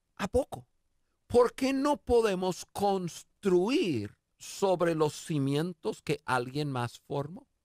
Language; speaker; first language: Spanish; non-native, fluent; English